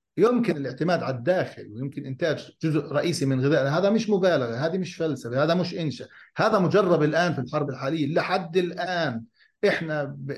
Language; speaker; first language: Arabic; native; Arabic